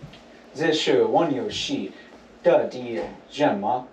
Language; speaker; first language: Chinese; non-native, learner; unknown